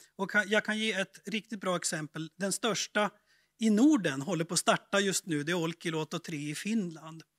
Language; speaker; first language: Swedish; native; Swedish